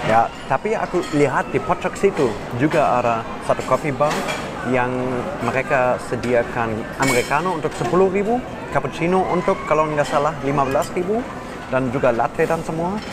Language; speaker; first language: Indonesian; non-native, fluent; German